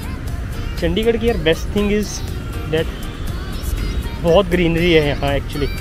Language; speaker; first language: Hindi; native; Hindi